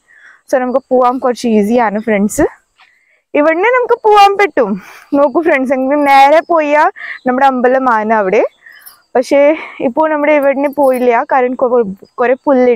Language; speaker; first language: Malayalam; non-native, local second language; Hindi